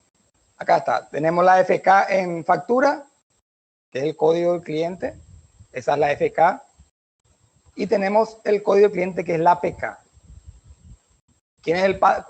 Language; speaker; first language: Spanish; native; Spanish